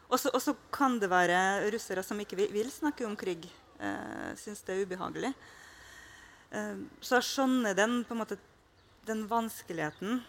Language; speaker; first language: Norwegian; non-native, fluent; Russian